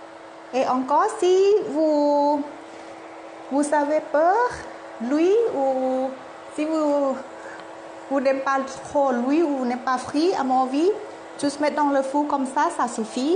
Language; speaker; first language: French; non-native, fluent; Thai